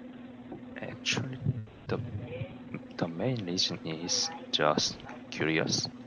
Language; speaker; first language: English; non-native, learner; Korean